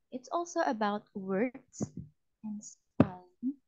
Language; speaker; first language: English; non-native, fluent; Indonesian